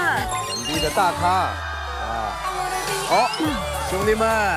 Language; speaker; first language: Chinese; native; Chinese